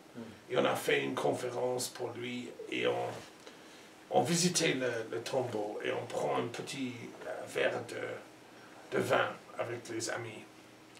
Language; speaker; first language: French; non-native, learner; English